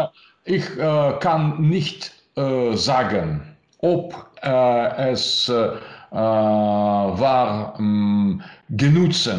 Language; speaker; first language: German; non-native, learner; Russian